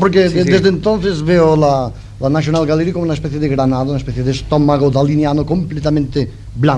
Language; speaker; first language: Spanish; non-native, local second language; Catalan